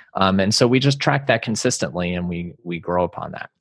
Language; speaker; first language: English; native; English